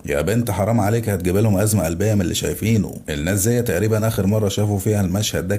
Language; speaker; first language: Arabic; native; Arabic